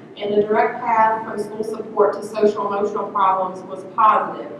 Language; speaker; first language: English; native; English